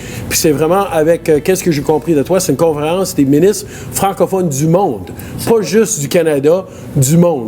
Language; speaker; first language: French; native; French